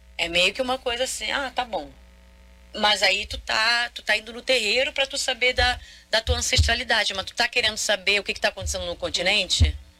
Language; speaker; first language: Portuguese; non-native, local second language; Kabuverdianu